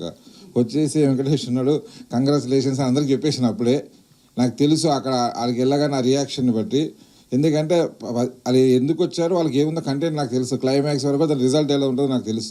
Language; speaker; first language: Telugu; native; Telugu